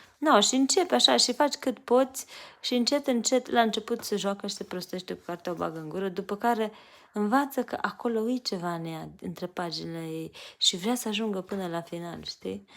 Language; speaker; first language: Romanian; native; Romanian